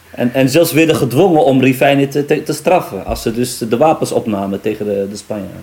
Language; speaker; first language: Dutch; early bilingual, other home language; Riffian